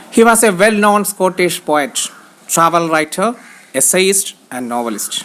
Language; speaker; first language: English; non-native, local second language; Malayalam